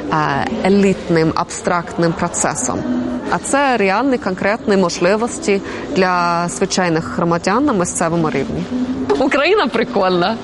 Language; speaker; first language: Ukrainian; non-native, fluent; Swedish